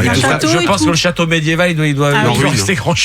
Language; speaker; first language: French; native; French